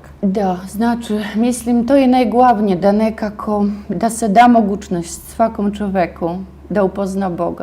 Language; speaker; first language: Bosnian; native; Bosnian